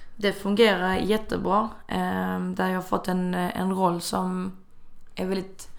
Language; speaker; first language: Swedish; native; Swedish